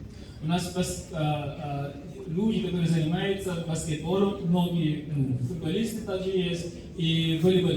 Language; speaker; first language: Russian; non-native, fluent; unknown